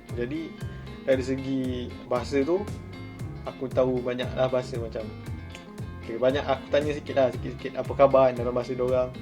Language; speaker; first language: Malay; native; Malay